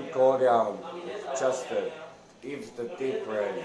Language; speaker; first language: English; non-native, learner; Chinese